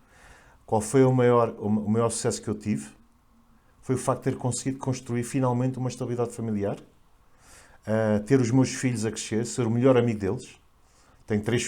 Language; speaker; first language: Portuguese; native; Portuguese